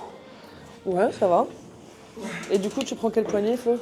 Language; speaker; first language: French; native; French